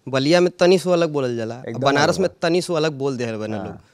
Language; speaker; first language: Hindi; native; Hindi